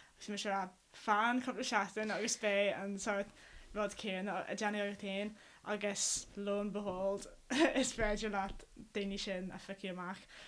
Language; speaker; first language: Irish; non-native, local second language; English